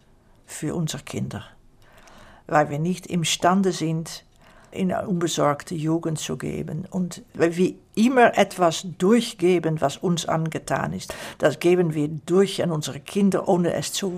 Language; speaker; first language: German; non-native, fluent; Dutch